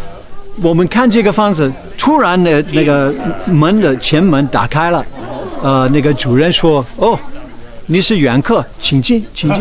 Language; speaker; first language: Chinese; non-native, fluent; English